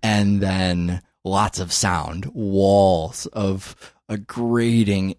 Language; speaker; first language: English; native; English